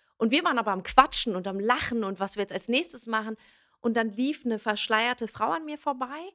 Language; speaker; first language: German; early bilingual, other home language; Persian